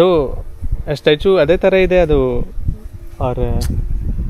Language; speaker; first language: Kannada; non-native, learner; Hindi